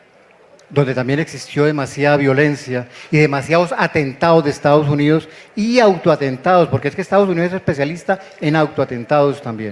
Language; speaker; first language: Spanish; native; Spanish